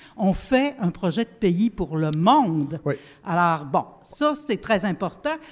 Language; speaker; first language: French; native; French